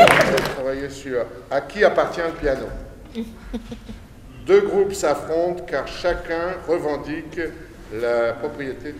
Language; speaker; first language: French; native; French